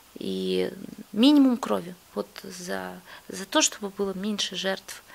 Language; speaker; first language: Russian; native; Russian